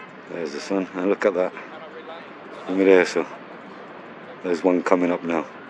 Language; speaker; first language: English; non-native, local second language; Spanish